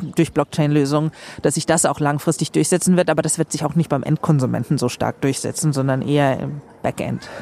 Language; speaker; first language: German; non-native, fluent; Swedish